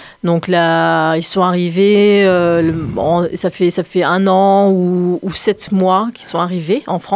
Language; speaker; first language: French; native; French